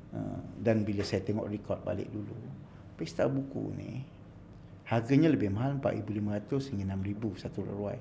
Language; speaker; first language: Malay; native; Malay